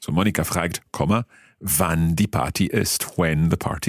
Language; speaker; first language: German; non-native, fluent; English